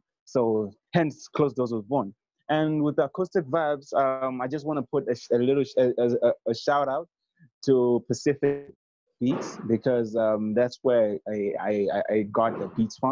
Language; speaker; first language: English; non-native, local second language; Nyanja